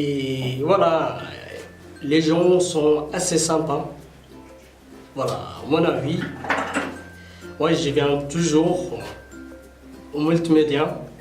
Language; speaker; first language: French; non-native, learner; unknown